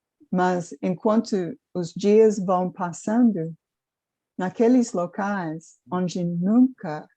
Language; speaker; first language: Portuguese; non-native, fluent; English